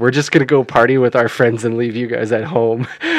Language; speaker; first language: English; native; English